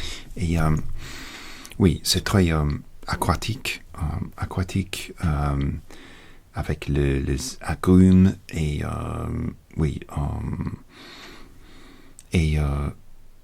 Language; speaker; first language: French; non-native, learner; English